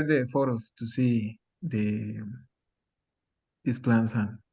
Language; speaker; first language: English; non-native, learner; Spanish